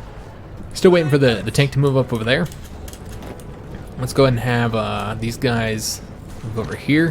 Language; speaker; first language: English; native; English